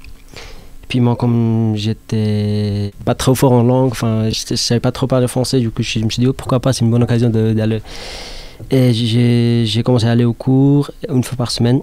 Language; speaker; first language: French; non-native, fluent; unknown